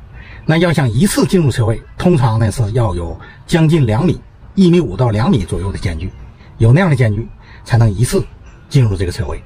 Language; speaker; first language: Chinese; native; Chinese